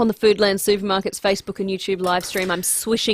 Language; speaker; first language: English; native; English